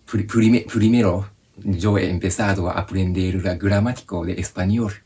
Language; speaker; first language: Spanish; non-native, learner; Japanese